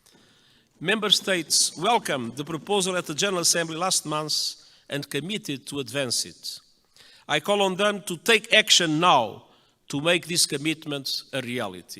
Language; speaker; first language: English; non-native, fluent; Portuguese